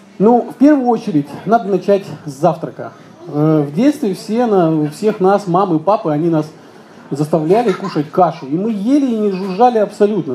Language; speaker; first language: Russian; native; Russian